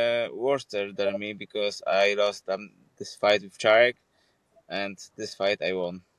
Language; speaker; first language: English; non-native, fluent; Polish